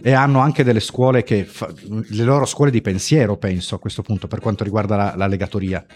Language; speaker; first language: Italian; native; Italian